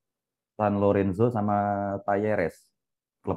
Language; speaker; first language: Indonesian; native; Indonesian